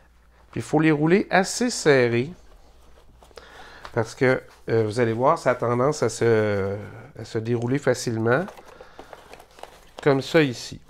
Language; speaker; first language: French; native; French